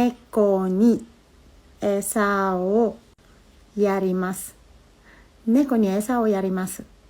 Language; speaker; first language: Japanese; non-native, fluent; Filipino